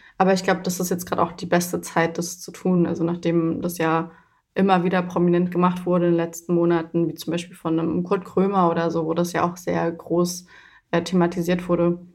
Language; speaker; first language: German; early bilingual, other home language; Persian